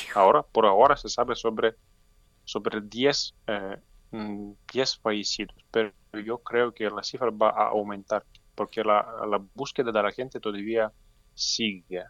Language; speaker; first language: Spanish; non-native, fluent; Ukrainian